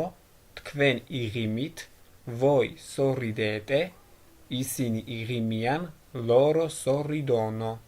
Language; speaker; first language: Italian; non-native, fluent; Georgian